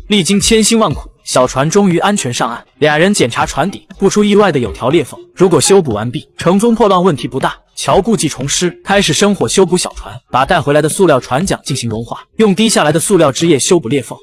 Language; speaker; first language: Chinese; native; Chinese